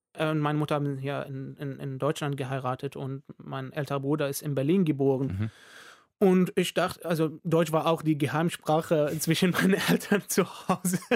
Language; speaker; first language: German; non-native, fluent; Arabic